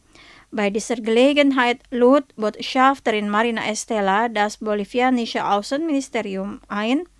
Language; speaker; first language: German; non-native, fluent; Indonesian